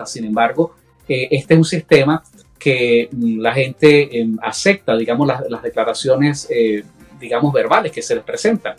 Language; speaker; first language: Spanish; native; Spanish